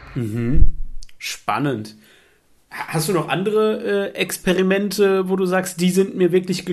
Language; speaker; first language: German; native; German